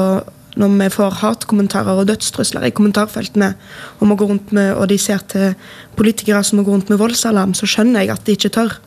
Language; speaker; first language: Norwegian; native; Norwegian